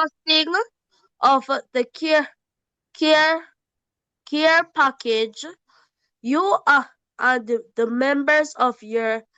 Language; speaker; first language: English; native; English